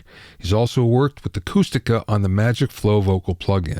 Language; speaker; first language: English; native; English